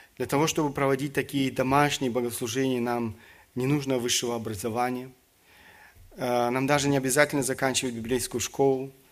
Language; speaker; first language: Russian; early bilingual, other home language; German